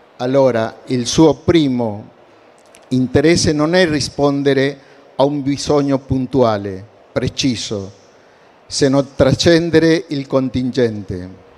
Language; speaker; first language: Italian; non-native, learner; Spanish